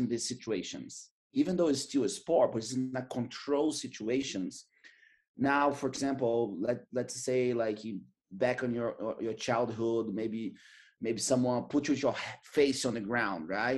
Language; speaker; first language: English; non-native, fluent; Portuguese